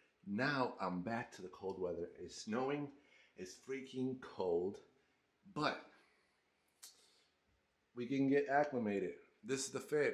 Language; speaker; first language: English; non-native, fluent; Spanish